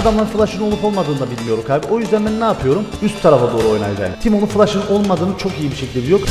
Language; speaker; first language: Turkish; native; Turkish